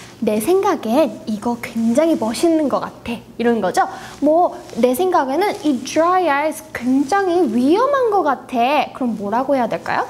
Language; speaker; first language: Korean; native; Korean